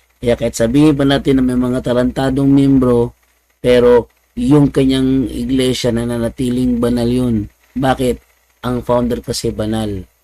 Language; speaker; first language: Filipino; non-native, local second language; Cebuano